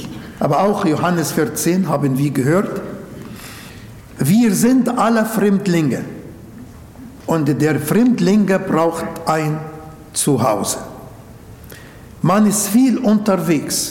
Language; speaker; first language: German; non-native, local second language; Arabic